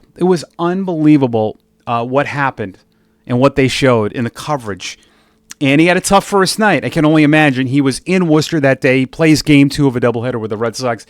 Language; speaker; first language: English; native; English